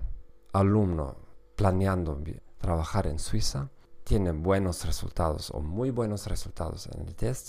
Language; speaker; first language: Spanish; non-native, fluent; German